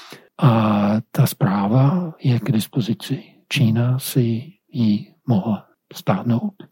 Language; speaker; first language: Czech; non-native, fluent; English